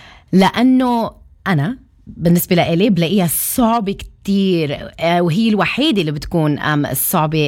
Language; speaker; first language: Arabic; early bilingual, heritage; Arabic